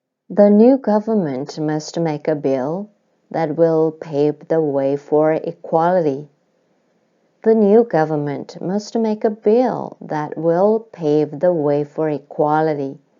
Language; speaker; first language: English; non-native, fluent; Korean